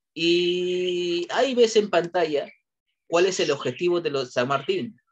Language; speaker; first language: Spanish; native; Spanish